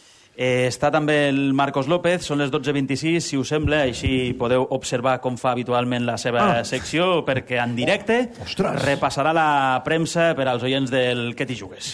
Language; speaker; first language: Catalan; native; Catalan